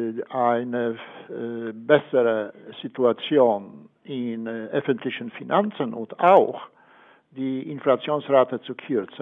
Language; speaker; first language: German; non-native, fluent; Polish